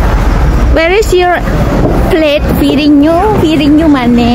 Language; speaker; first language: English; non-native, learner; Indonesian